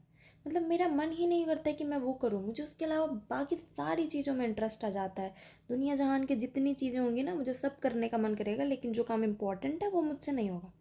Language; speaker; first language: Hindi; native; Hindi